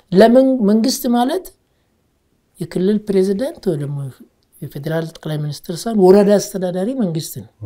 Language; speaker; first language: Amharic; non-native, local second language; Oromo